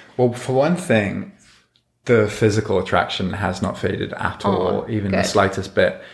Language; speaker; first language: English; native; English